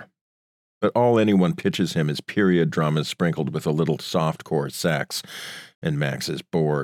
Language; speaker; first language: English; native; English